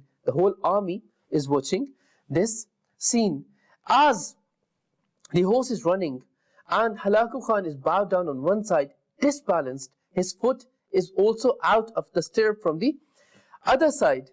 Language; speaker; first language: English; non-native, local second language; Urdu